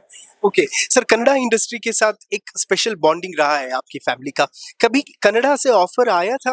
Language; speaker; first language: Hindi; non-native, local second language; Kannada